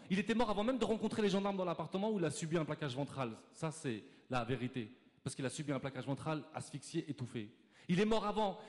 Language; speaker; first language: French; native; French